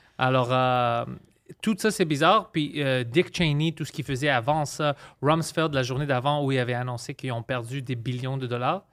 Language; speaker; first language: French; early bilingual, other home language; Greek